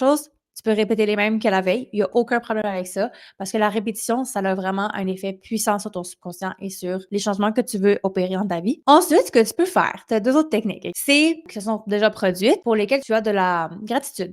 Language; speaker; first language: French; native; French